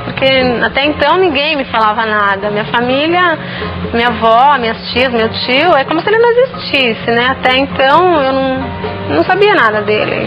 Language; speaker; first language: Portuguese; native; Portuguese